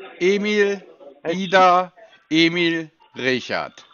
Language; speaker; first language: German; native; German